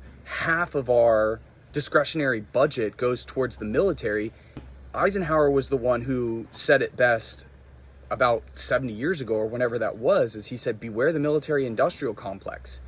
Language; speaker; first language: English; native; English